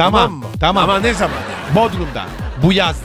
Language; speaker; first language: Turkish; non-native, learner; Italian